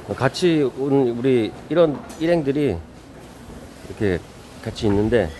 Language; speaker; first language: Korean; native; Korean